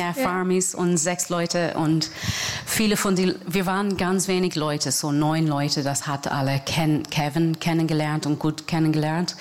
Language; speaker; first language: German; non-native, fluent; English